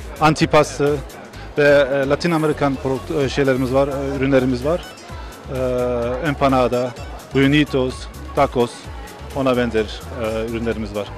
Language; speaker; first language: Turkish; early bilingual, other home language; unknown